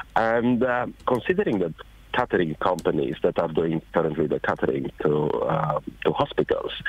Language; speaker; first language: English; non-native, fluent; Romanian